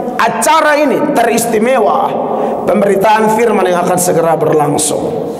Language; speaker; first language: Indonesian; native; Indonesian